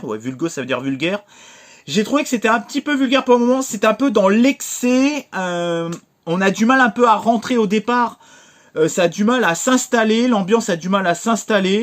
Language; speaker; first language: French; native; French